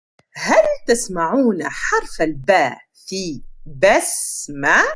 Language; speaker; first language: Arabic; non-native, fluent; French